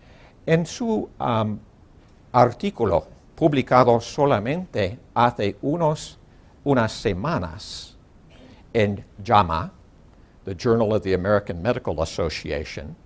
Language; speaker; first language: Spanish; non-native, learner; English